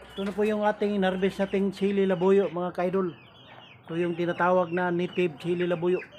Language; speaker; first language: Filipino; non-native, local second language; Cebuano